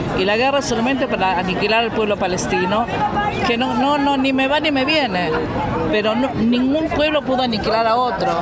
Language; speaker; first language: Spanish; early bilingual, heritage; Spanish